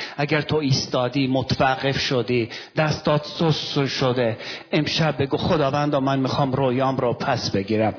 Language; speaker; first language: Persian; non-native, local second language; Armenian